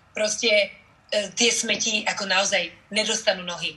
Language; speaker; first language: Slovak; native; Slovak